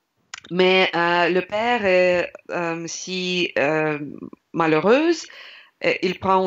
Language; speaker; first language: French; non-native, learner; Russian